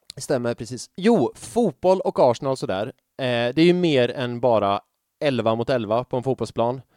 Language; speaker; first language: Swedish; native; Swedish